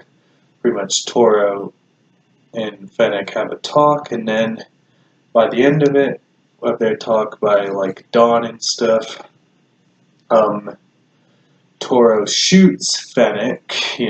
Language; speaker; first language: English; native; English